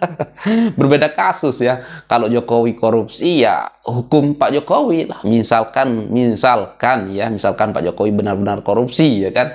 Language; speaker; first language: Indonesian; native; Indonesian